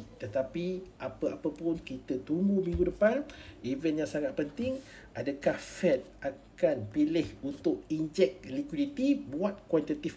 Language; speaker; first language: Malay; native; Malay